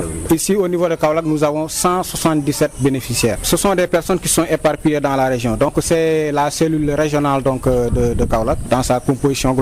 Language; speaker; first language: French; non-native, local second language; Wolof